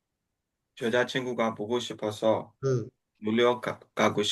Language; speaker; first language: Korean; non-native, learner; Burmese